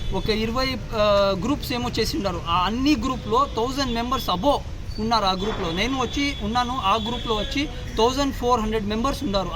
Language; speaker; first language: Telugu; non-native, local second language; Urdu